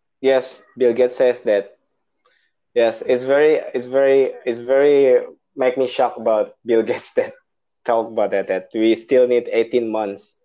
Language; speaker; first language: English; non-native, learner; Indonesian